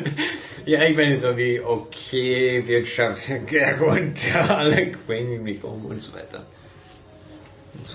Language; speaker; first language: German; non-native, fluent; English